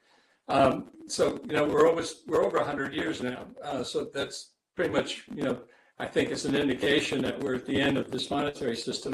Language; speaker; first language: English; native; English